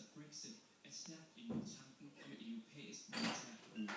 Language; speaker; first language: Danish; native; Danish